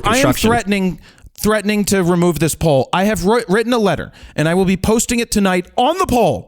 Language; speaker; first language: English; native; English